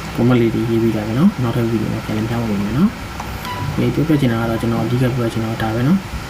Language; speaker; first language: Burmese; native; Burmese